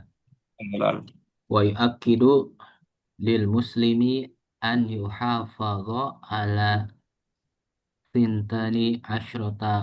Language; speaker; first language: Arabic; non-native, learner; Indonesian